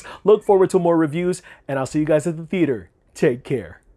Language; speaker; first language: English; native; English